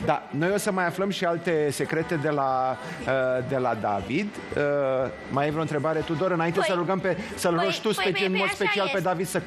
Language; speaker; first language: Romanian; native; Romanian